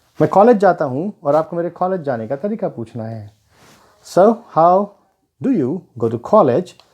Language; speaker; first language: Hindi; native; Hindi